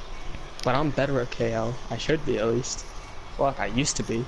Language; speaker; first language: English; native; English